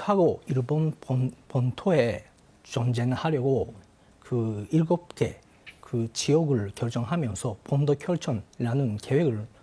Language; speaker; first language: Korean; non-native, fluent; Japanese